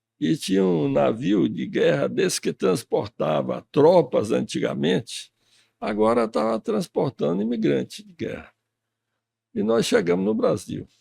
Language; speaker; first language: Portuguese; early bilingual, other home language; Russian